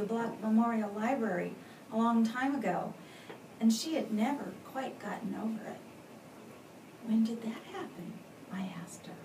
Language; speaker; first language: English; native; English